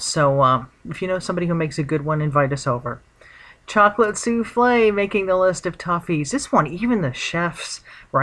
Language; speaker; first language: English; native; English